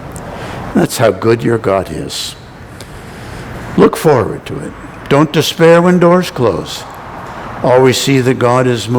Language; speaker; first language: English; native; English